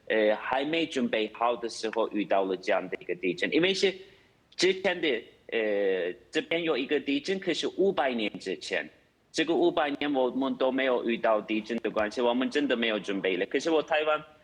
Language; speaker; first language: Chinese; non-native, fluent; Turkish